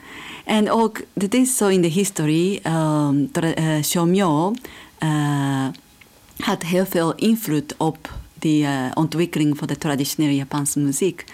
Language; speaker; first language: Dutch; non-native, fluent; Japanese